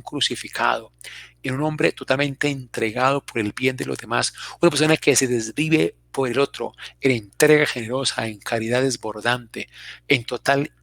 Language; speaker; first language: Spanish; native; Spanish